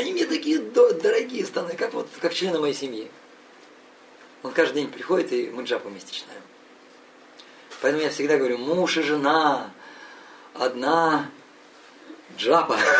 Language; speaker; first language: Russian; native; Russian